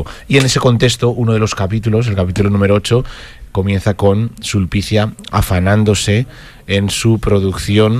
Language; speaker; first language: Spanish; native; Spanish